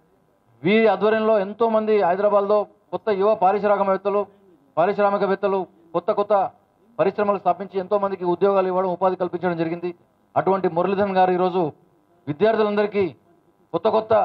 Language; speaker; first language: Telugu; native; Telugu